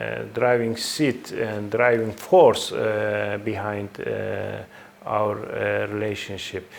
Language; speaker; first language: English; non-native, fluent; Turkish